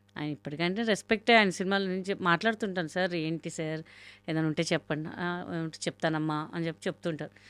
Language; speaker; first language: Telugu; non-native, local second language; Hindi